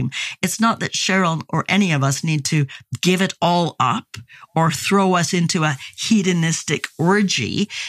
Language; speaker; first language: English; native; English